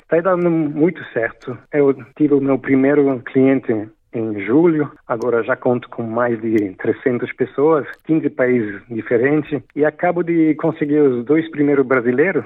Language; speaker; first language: Portuguese; non-native, fluent; French